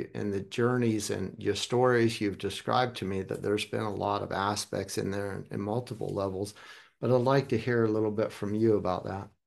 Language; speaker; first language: English; early bilingual, other home language; German